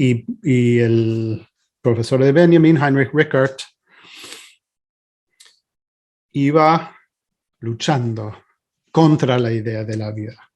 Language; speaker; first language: Spanish; non-native, fluent; English